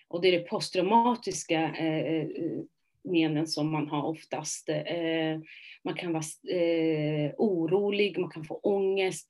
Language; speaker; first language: Swedish; early bilingual, other home language; Somali